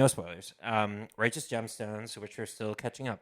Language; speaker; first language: English; native; English